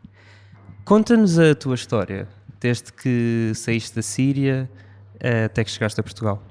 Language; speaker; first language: Portuguese; native; Portuguese